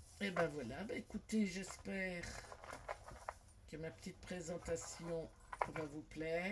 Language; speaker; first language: French; native; French